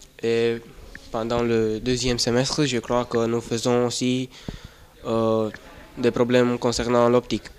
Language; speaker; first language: French; non-native, fluent; Romanian